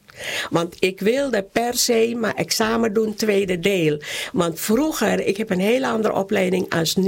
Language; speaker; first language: Dutch; non-native, local second language; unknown